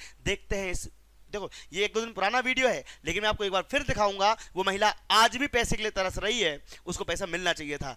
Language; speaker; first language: Hindi; native; Hindi